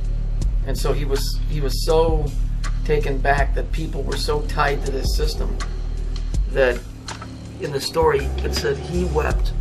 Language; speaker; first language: English; native; English